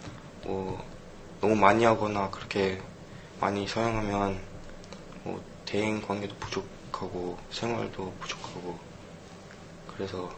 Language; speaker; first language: Korean; early bilingual, heritage; Korean